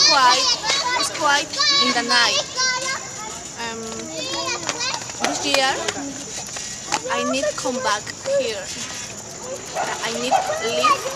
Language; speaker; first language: English; non-native, learner; Spanish